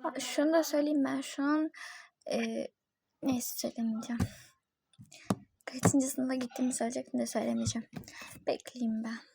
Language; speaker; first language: Turkish; native; Turkish